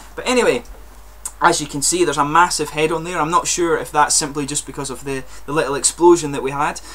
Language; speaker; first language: English; native; English